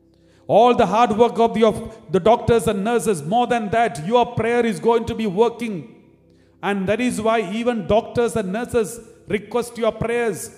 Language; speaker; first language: English; non-native, local second language; Malayalam